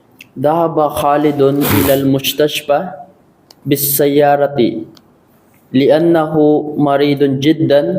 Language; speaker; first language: Arabic; non-native, learner; Filipino